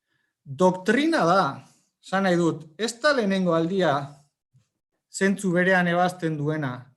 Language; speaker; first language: Basque; native; Basque